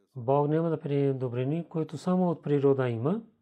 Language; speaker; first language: Bulgarian; non-native, learner; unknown